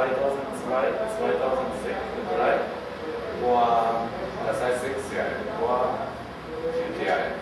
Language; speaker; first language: German; non-native, learner; Japanese